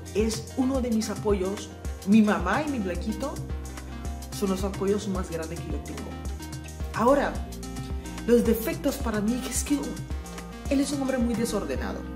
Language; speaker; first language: Spanish; non-native, fluent; Papiamento